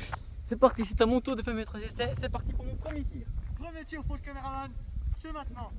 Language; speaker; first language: French; native; French